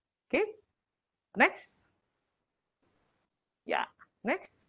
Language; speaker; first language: English; non-native, learner; Indonesian